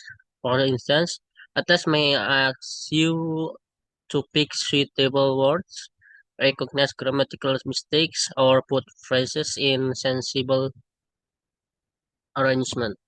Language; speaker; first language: English; non-native, learner; Indonesian